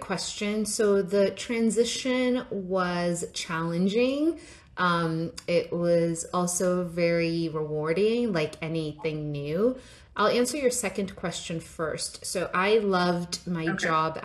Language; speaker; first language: English; non-native, local second language; Yoruba